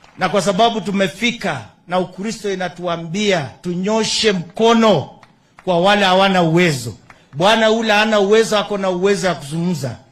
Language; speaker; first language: Swahili; non-native, local second language; Kalenjin